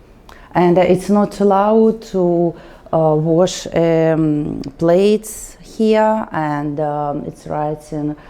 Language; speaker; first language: English; non-native, learner; Russian